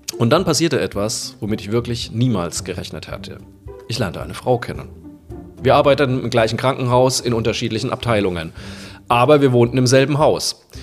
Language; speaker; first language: German; native; German